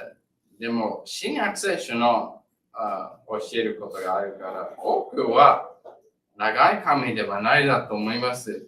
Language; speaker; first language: Japanese; non-native, learner; English